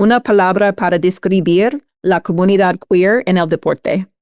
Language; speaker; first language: Spanish; non-native, fluent; English